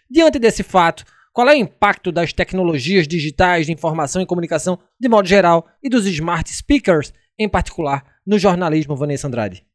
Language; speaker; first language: Portuguese; native; Portuguese